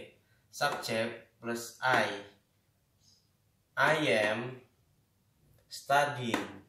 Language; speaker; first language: English; non-native, learner; Indonesian